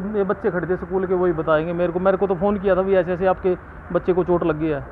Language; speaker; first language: Hindi; native; Hindi